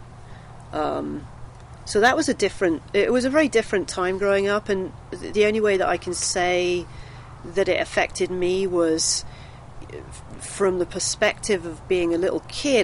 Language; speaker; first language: English; native; English